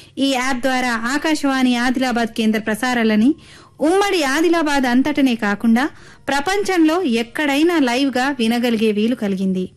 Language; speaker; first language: Telugu; native; Telugu